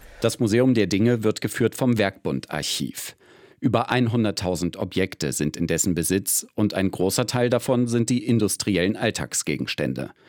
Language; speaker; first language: German; native; German